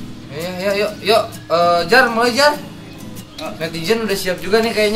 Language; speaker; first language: Indonesian; native; Indonesian